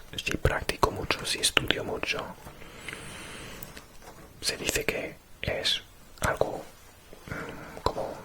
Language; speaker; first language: Spanish; non-native, fluent; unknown